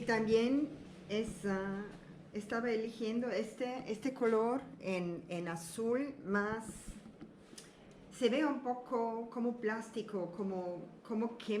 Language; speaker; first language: Spanish; non-native, learner; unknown